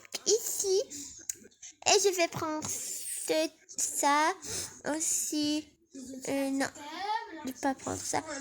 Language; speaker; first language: French; non-native, learner; Arabic